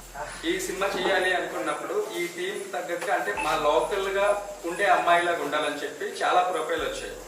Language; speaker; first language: Telugu; native; Telugu